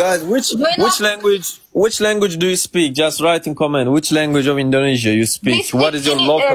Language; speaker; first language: English; non-native, learner; Turkish